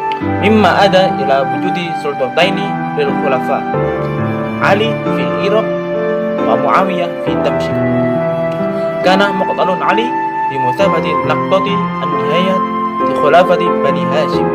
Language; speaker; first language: Arabic; non-native, learner; Indonesian